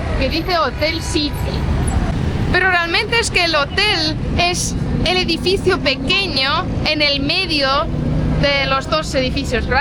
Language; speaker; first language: Spanish; non-native, fluent; Estonian